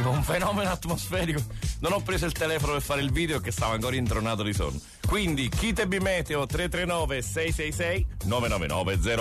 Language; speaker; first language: Italian; native; Italian